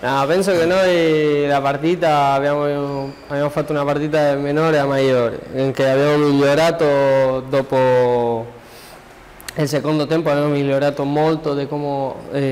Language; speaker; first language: Italian; non-native, learner; Spanish